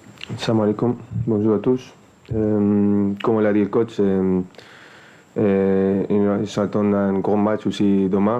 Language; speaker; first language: French; non-native, fluent; Spanish